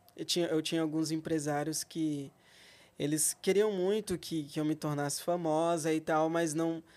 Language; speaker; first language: Portuguese; native; Portuguese